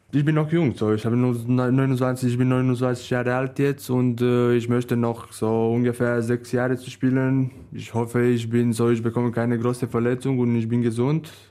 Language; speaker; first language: German; non-native, learner; Romanian